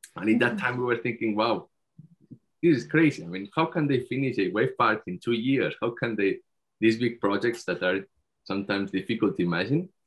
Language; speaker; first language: English; non-native, fluent; Spanish